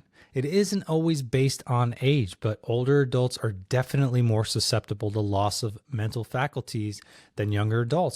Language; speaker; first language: English; native; English